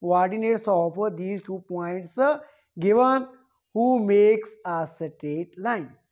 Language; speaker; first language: English; non-native, local second language; Punjabi